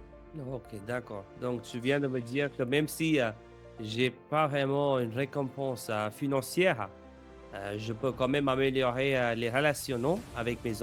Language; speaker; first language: French; non-native, fluent; English